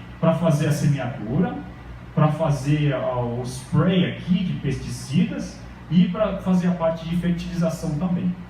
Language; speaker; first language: Portuguese; early bilingual, other home language; Japanese